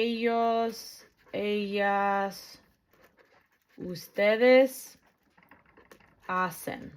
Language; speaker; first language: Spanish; non-native, fluent; English